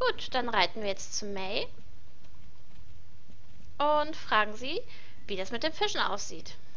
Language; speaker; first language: German; native; German